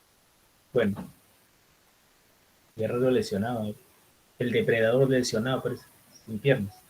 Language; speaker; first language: Spanish; native; Spanish